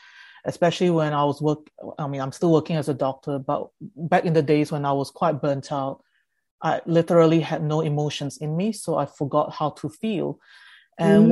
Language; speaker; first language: English; early bilingual, other home language; Indonesian